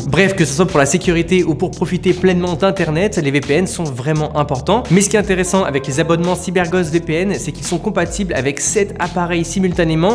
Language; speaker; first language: French; native; French